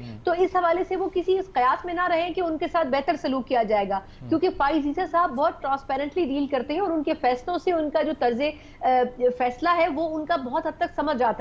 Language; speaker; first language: Urdu; native; Urdu